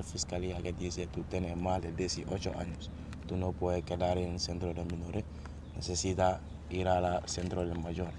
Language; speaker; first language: Spanish; non-native, learner; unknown